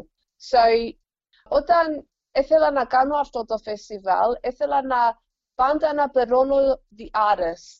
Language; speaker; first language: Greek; early bilingual, heritage; English